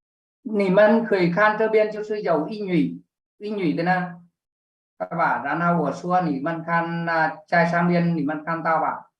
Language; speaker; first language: Chinese; non-native, learner; Vietnamese